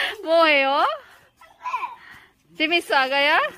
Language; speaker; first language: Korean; non-native, learner; Filipino